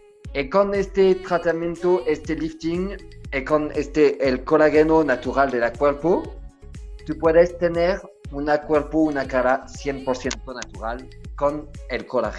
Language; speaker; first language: Spanish; non-native, learner; French